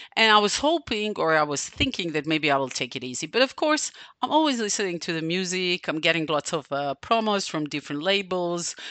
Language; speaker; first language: English; non-native, fluent; Serbian